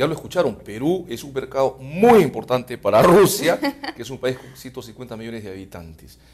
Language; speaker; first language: Spanish; native; Spanish